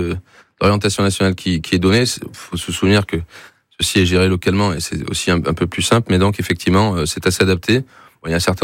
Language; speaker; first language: French; native; French